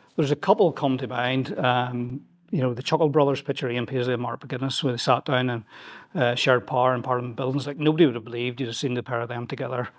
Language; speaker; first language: English; native; English